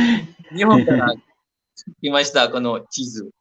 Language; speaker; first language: Japanese; non-native, learner; Malay